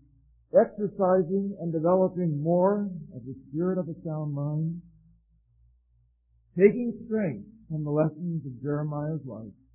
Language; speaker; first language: English; native; English